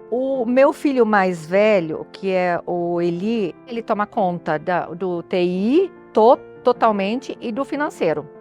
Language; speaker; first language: Portuguese; non-native, fluent; Arabic